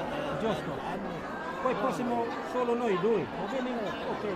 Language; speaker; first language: Italian; non-native, learner; Filipino